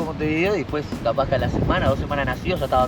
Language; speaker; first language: Spanish; native; Spanish